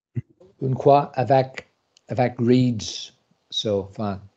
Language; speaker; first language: French; non-native, learner; English